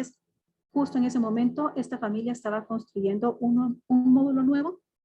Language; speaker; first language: Spanish; native; Spanish